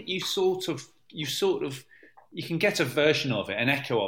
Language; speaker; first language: English; native; English